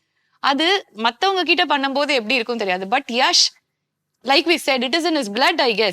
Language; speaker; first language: Tamil; native; Tamil